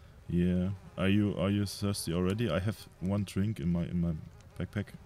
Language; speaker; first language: English; non-native, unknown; German